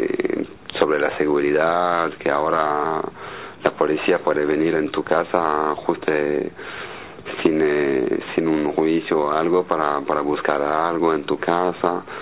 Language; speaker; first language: Spanish; non-native, learner; French